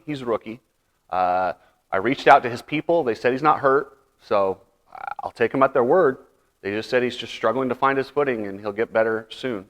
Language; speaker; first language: English; native; English